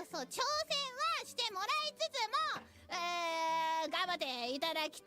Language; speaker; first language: Japanese; native; Japanese